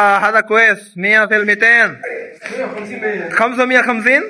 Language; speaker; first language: Arabic; non-native, learner; Urdu